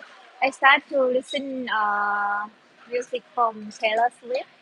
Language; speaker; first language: English; non-native, learner; Thai